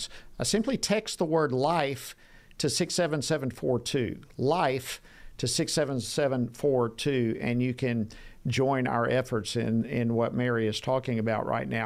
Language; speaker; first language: English; native; English